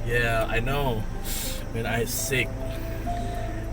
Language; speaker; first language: English; non-native, local second language; Malay